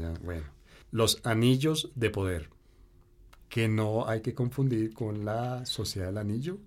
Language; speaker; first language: Spanish; native; Spanish